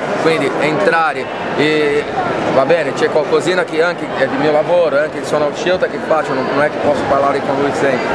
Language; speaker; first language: Italian; non-native, fluent; Portuguese